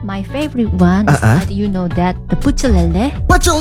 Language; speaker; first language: English; non-native, learner; Korean